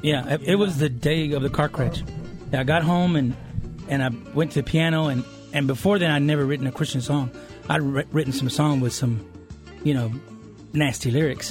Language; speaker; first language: English; early bilingual, other home language; Spanish